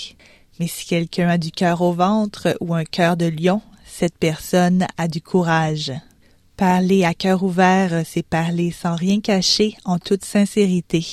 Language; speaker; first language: French; native; French